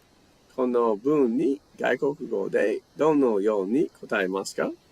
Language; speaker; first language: Japanese; non-native, fluent; English